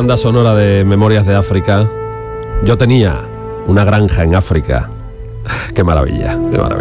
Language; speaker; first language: Spanish; native; Spanish